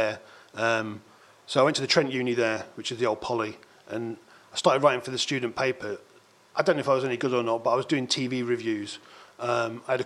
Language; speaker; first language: English; native; English